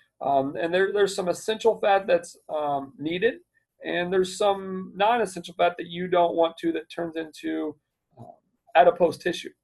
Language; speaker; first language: English; native; English